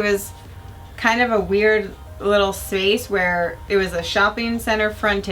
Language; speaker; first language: English; native; English